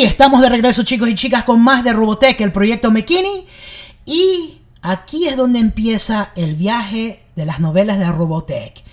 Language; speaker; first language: Spanish; early bilingual, heritage; English